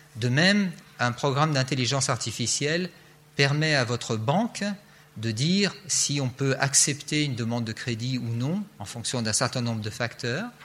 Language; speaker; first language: French; native; French